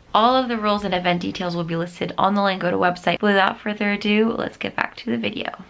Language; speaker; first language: English; native; English